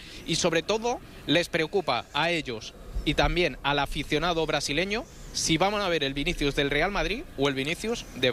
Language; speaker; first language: Spanish; native; Spanish